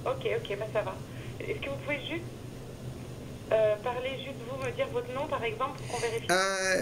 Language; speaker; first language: French; native; French